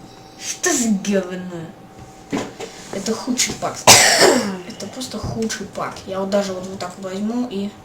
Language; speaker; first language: Russian; native; Russian